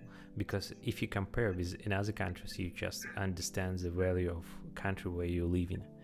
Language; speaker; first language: English; non-native, learner; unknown